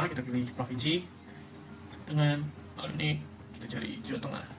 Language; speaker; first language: Indonesian; native; Indonesian